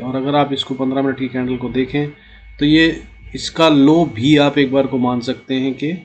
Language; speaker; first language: Hindi; native; Hindi